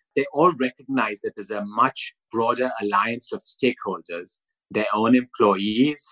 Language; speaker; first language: English; non-native, local second language; Urdu